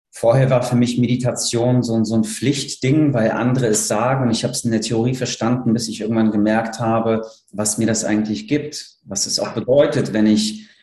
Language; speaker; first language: German; early bilingual, other home language; Polish